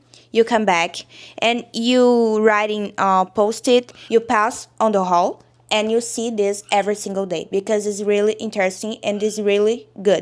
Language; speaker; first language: English; non-native, learner; Portuguese